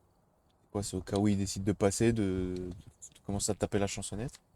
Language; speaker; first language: French; native; French